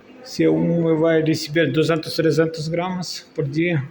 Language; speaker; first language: Portuguese; non-native, fluent; Russian